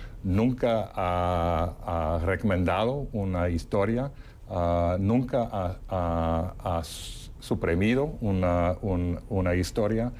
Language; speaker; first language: Spanish; non-native, fluent; English